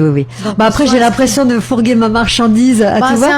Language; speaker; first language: French; native; French